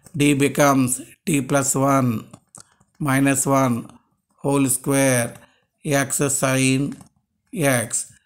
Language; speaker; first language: English; non-native, local second language; Telugu